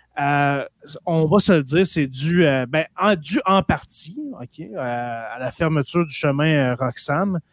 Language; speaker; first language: French; native; French